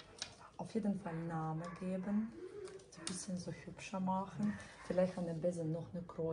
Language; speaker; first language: German; non-native, fluent; Russian